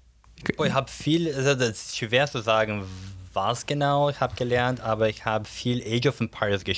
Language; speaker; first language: German; non-native, fluent; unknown